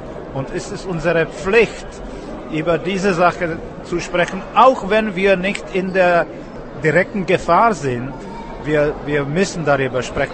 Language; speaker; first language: German; non-native, fluent; Czech